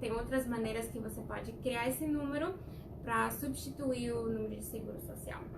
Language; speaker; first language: Portuguese; non-native, fluent; Spanish